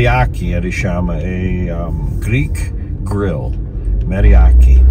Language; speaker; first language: Portuguese; non-native, learner; English